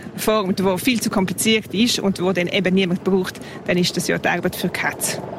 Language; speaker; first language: German; non-native, local second language; Romansh